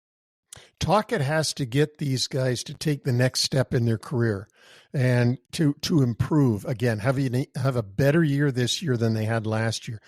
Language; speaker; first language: English; native; English